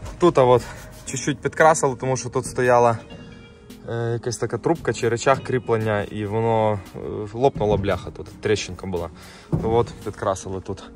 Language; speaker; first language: Ukrainian; non-native, local second language; Russian